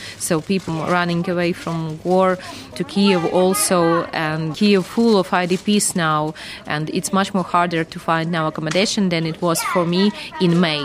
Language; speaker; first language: English; non-native, fluent; Ukrainian